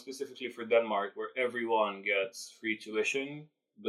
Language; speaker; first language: English; non-native, fluent; Romanian